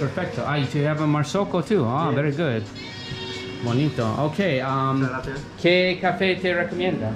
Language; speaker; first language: Spanish; non-native, learner; English